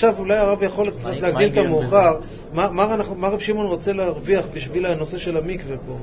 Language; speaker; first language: Hebrew; native; Hebrew